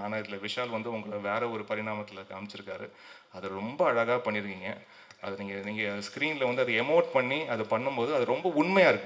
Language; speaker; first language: Tamil; native; Tamil